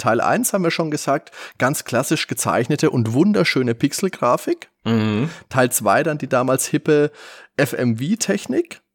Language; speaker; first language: German; native; German